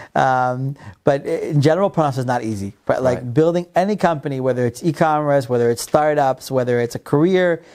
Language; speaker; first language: English; non-native, fluent; Hebrew